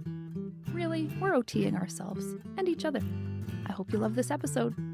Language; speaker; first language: English; native; English